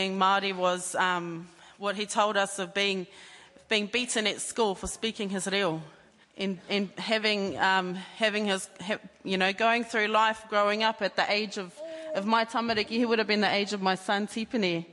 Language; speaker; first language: English; native; English